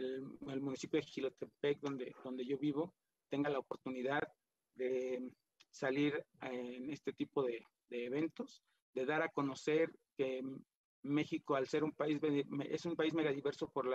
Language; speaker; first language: Spanish; native; Spanish